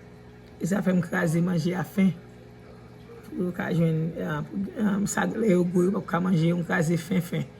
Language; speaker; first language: French; non-native, learner; Haitian Creole